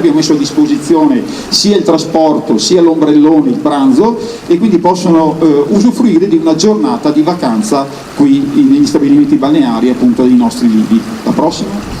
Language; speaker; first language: Italian; native; Italian